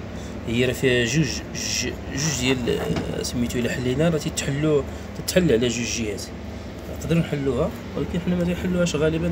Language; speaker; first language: Arabic; native; Arabic